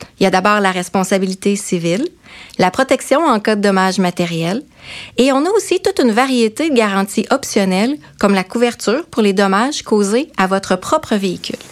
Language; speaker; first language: French; native; French